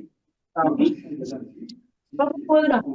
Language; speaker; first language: French; non-native, local second language; Arabic